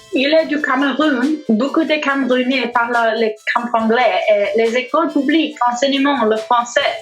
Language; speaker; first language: French; non-native, learner; English